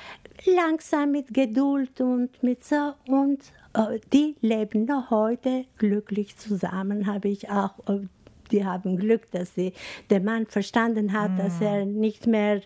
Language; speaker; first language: German; non-native, learner; Albanian